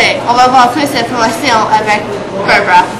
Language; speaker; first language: French; non-native, learner; English